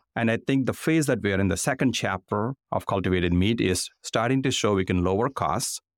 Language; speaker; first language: English; non-native, local second language; Telugu